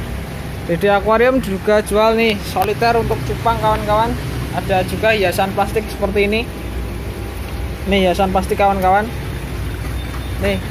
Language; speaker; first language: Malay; non-native, local second language; Javanese